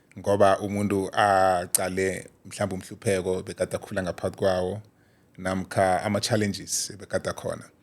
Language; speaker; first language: Zulu; non-native, local second language; South Ndebele